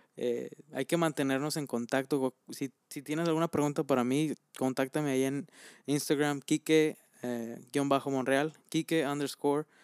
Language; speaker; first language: Spanish; native; Spanish